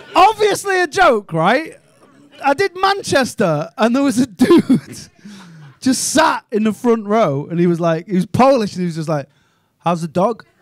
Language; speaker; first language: English; native; English